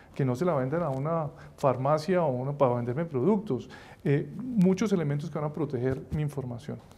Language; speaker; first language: Spanish; native; Spanish